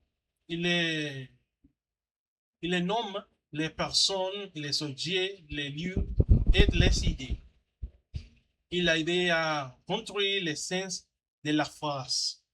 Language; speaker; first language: French; non-native, learner; Spanish